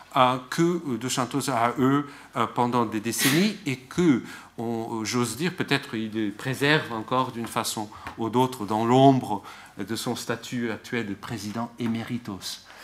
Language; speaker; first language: French; non-native, fluent; Portuguese